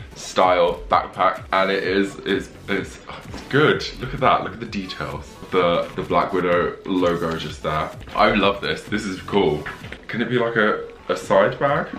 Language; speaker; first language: English; native; English